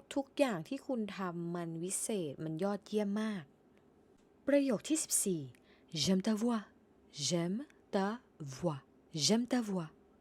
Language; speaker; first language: Thai; native; Thai